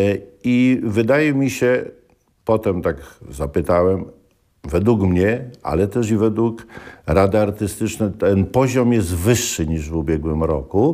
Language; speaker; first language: Polish; native; Polish